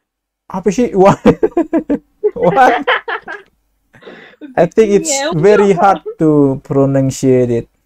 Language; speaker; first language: English; non-native, learner; Indonesian